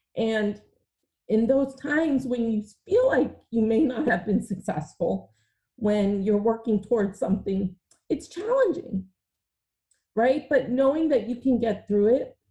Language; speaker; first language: English; early bilingual, other home language; Hindi